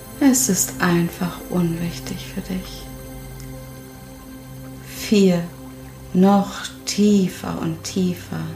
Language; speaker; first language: German; native; German